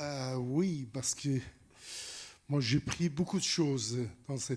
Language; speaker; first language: French; non-native, learner; Persian